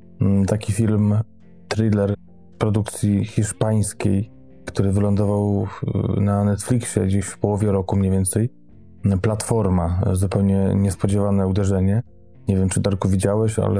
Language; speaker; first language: Polish; native; Polish